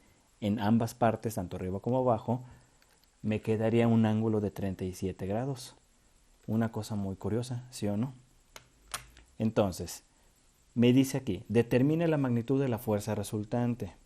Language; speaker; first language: Spanish; native; Spanish